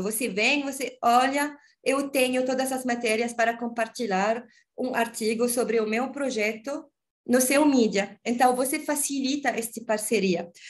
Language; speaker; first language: Portuguese; non-native, learner; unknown